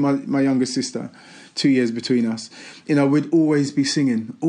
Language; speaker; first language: English; native; English